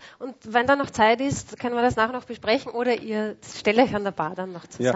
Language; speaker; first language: German; native; German